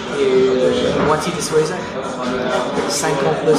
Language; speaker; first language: French; non-native, fluent; English